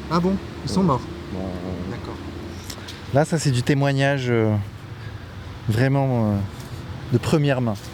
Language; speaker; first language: French; native; French